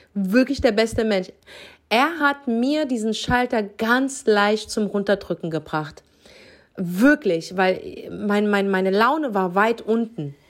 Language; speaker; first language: German; early bilingual, other home language; Arabic